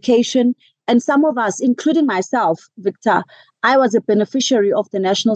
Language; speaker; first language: English; non-native, local second language; Xhosa